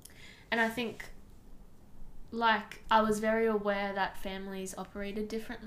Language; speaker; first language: English; non-native, local second language; Tamil